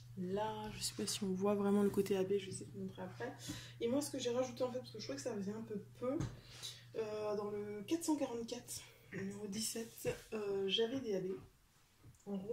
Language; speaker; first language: French; native; French